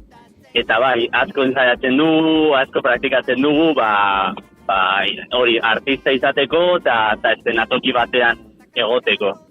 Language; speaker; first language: Basque; non-native, local second language; Spanish